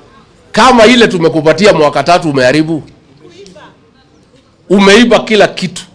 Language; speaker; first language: Swahili; non-native, local second language; Kikuyu